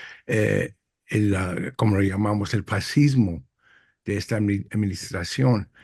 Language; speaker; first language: Spanish; early bilingual, heritage; English